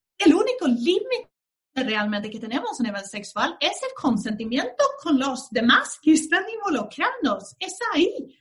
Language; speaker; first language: Spanish; non-native, fluent; Swedish